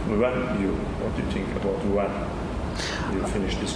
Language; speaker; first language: English; non-native, learner; Turkish